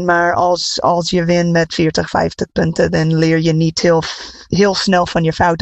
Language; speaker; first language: Dutch; non-native, fluent; English